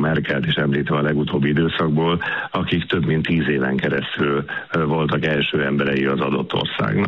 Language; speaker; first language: Hungarian; native; Hungarian